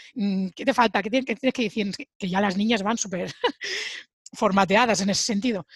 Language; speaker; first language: Spanish; native; Spanish